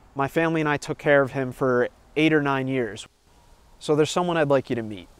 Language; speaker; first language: English; native; English